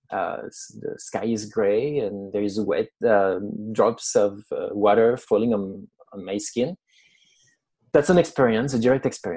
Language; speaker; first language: English; non-native, fluent; French